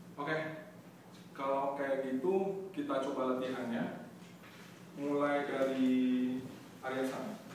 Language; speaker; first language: Indonesian; native; Indonesian